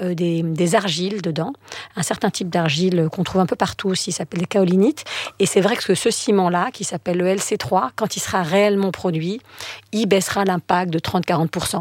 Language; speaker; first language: French; native; French